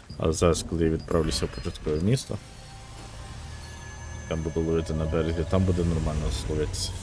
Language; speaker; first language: Ukrainian; native; Ukrainian